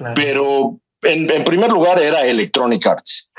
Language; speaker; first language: Spanish; native; Spanish